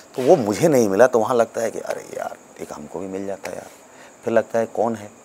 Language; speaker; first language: Hindi; native; Hindi